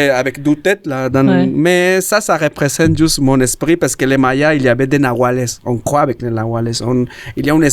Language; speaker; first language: French; non-native, learner; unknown